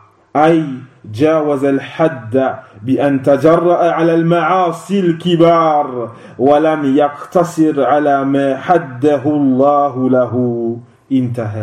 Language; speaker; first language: Arabic; non-native, fluent; French